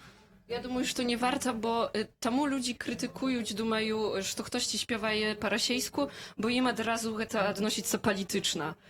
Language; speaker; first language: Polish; non-native, learner; Belarusian